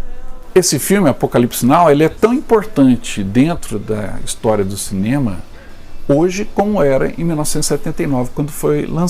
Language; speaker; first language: Portuguese; native; Portuguese